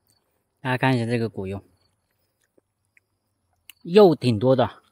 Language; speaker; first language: Chinese; non-native, local second language; Cantonese